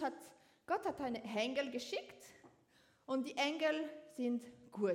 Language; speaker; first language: German; non-native, learner; French